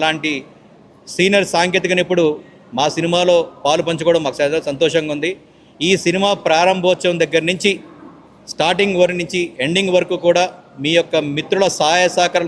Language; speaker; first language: Telugu; native; Telugu